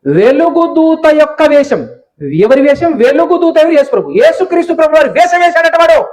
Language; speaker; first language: Telugu; non-native, local second language; Lambadi